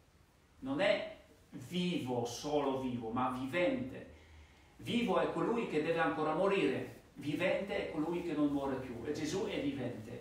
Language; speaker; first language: Italian; non-native, fluent; Polish